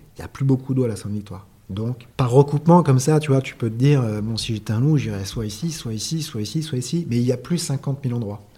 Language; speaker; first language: French; native; French